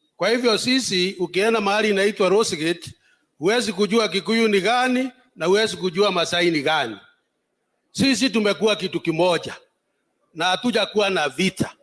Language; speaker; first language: Swahili; non-native, local second language; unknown